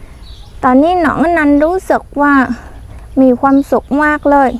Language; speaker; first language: Thai; non-native, learner; Vietnamese